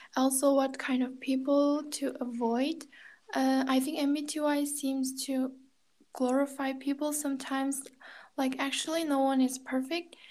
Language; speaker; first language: English; non-native, learner; Kazakh